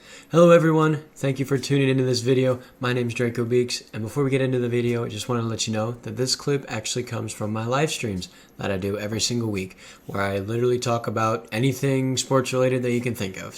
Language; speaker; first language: English; native; English